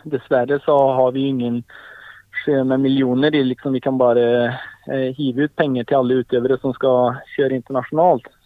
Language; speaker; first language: Norwegian; early bilingual, heritage; Swedish